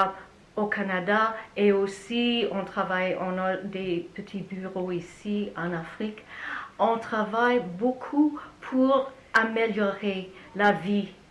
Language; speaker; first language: French; non-native, learner; English